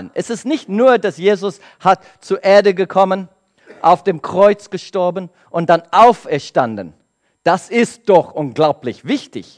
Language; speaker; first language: German; non-native, learner; English